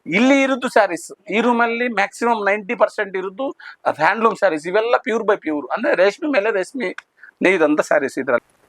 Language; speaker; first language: Kannada; native; Kannada